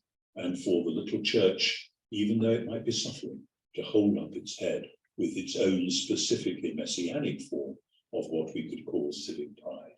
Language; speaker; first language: English; native; English